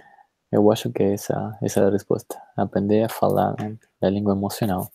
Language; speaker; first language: Portuguese; non-native, fluent; Spanish